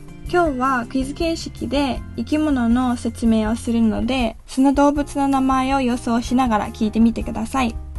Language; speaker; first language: Japanese; native; Japanese